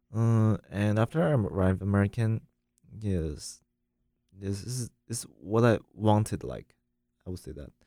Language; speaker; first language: English; non-native, learner; Chinese